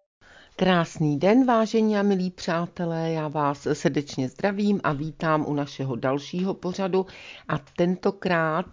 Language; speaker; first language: Czech; native; Czech